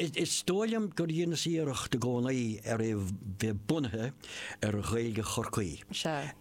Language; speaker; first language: Irish; non-native, local second language; English